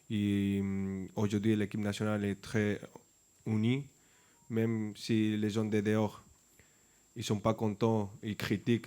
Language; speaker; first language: French; non-native, fluent; Spanish